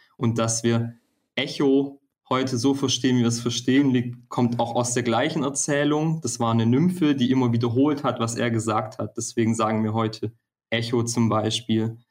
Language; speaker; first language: German; early bilingual, other home language; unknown